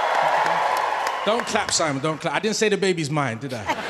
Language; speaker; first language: English; native; English